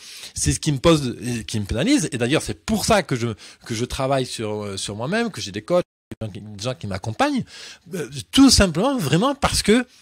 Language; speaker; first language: French; native; French